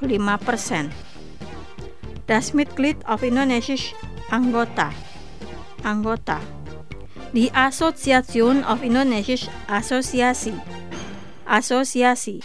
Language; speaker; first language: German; non-native, fluent; Indonesian